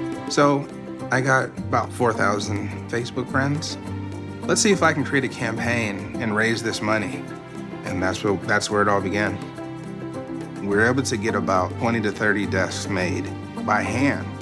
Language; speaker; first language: English; early bilingual, other home language; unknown